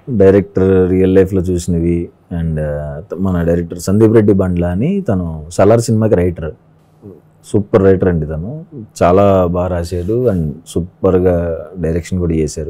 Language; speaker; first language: Telugu; native; Telugu